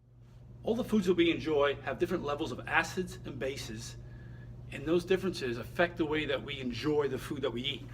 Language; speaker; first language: English; native; English